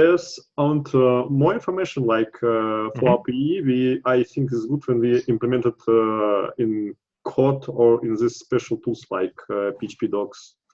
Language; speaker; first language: English; non-native, learner; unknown